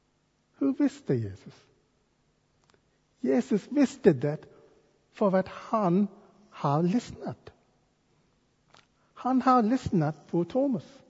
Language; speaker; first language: Swedish; non-native, fluent; English